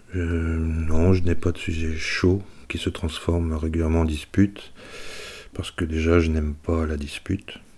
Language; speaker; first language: French; native; French